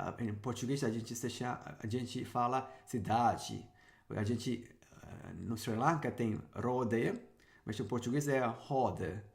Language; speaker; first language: Portuguese; non-native, fluent; Sinhala